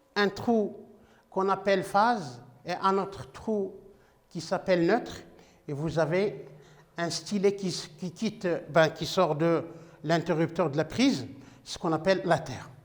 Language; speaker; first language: French; non-native, local second language; Arabic